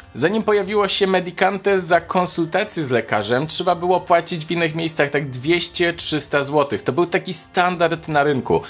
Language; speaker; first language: Polish; native; Polish